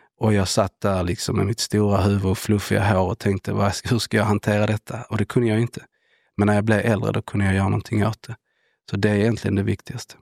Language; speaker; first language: Swedish; early bilingual, other home language; Spanish